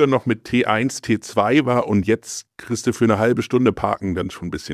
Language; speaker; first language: German; native; German